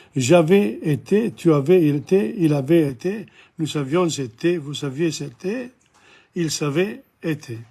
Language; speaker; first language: French; non-native, learner; English